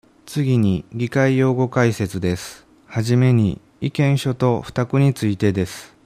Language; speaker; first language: Japanese; native; Japanese